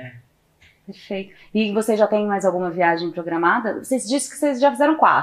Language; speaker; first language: Portuguese; native; Portuguese